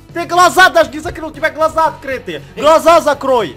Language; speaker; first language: Russian; native; Russian